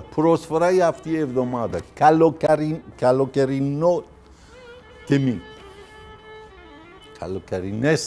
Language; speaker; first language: Greek; non-native, learner; Persian